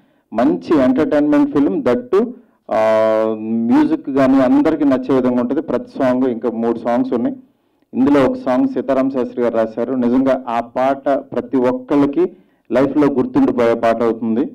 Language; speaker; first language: Telugu; native; Telugu